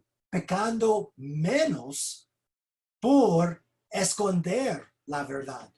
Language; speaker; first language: Spanish; non-native, fluent; English